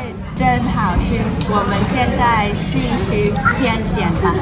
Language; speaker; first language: Chinese; non-native, learner; English